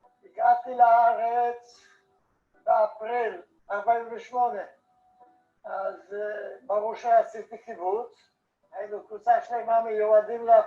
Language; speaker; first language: Hebrew; non-native, fluent; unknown